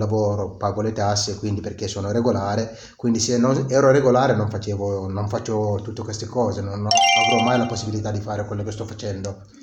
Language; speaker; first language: Italian; non-native, fluent; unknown